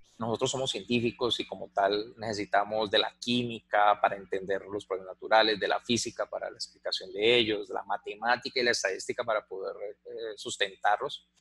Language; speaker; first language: Spanish; native; Spanish